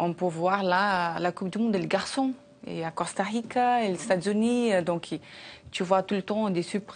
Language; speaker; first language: French; non-native, learner; Portuguese